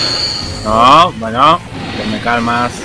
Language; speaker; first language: Spanish; native; Spanish